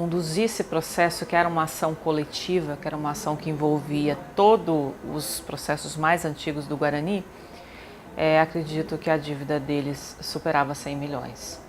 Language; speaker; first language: Portuguese; native; Portuguese